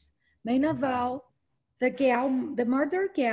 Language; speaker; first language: English; non-native, fluent; Portuguese